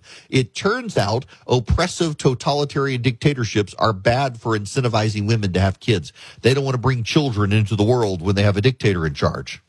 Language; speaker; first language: English; native; English